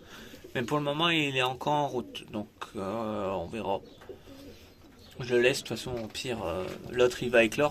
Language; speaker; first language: French; native; French